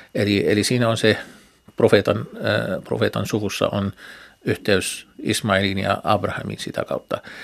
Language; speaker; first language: Finnish; non-native, fluent; Arabic